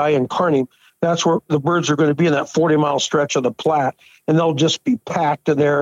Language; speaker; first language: English; native; English